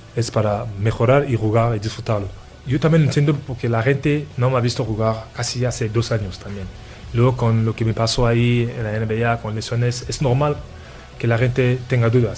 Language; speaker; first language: Spanish; non-native, fluent; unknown